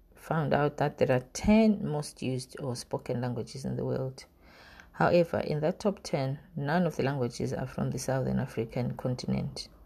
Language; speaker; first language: English; non-native, local second language; North Ndebele